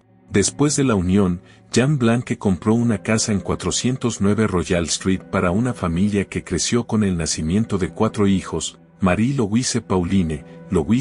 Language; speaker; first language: Spanish; native; Spanish